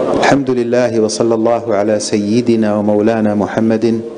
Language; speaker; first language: Arabic; native; Arabic